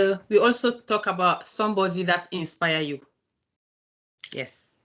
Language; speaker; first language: English; non-native, learner; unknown